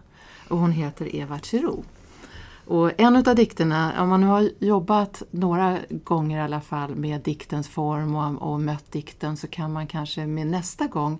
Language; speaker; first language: Swedish; native; Swedish